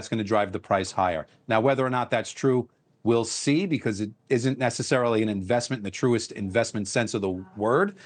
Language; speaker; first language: English; native; English